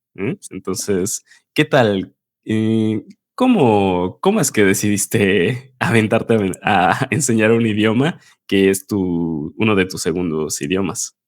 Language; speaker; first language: Spanish; native; Spanish